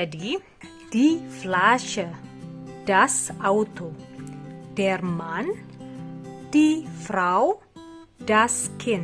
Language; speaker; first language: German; non-native, fluent; Indonesian